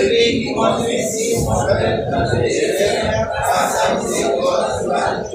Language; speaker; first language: French; non-native, local second language; Haitian Creole